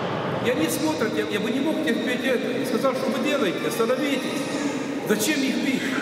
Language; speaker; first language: Russian; non-native, local second language; Ukrainian